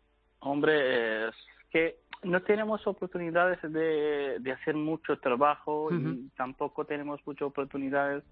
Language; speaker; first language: Spanish; non-native, learner; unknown